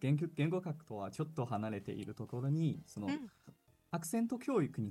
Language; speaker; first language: Japanese; non-native, fluent; Chinese